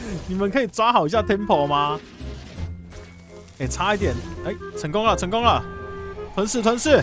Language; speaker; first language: Chinese; native; Chinese